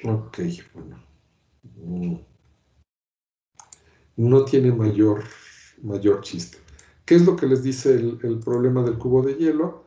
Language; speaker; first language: Spanish; native; Spanish